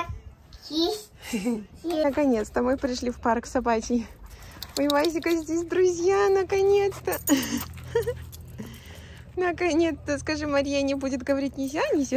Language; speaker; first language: Russian; native; Russian